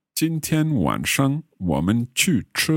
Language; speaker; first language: Chinese; non-native, learner; English